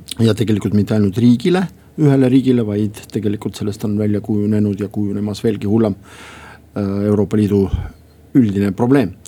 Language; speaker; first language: Estonian; non-native, local second language; Russian